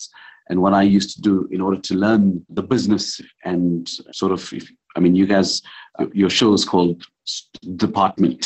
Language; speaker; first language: English; native; English